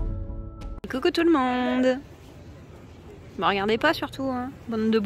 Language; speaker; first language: French; native; French